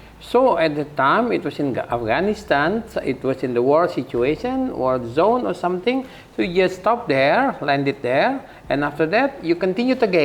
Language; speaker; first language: English; non-native, fluent; Indonesian